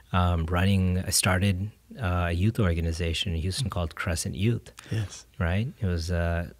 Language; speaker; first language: English; native; English